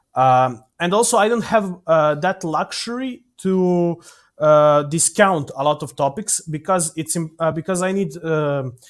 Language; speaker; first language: English; non-native, fluent; Serbian